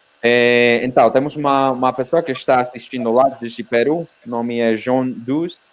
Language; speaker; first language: Portuguese; non-native, fluent; Spanish